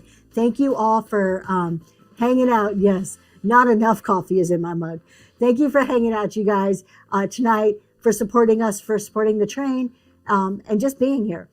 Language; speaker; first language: English; native; English